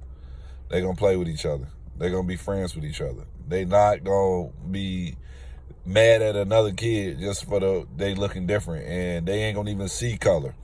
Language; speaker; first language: English; native; English